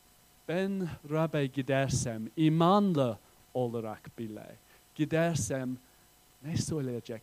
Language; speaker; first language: Turkish; non-native, fluent; English